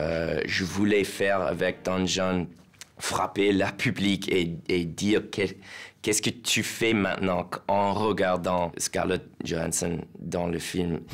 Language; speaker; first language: French; non-native, learner; English